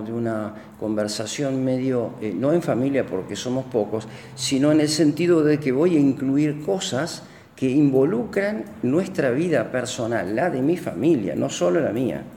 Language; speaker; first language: Spanish; native; Spanish